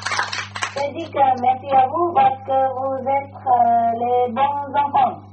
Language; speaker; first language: French; non-native, learner; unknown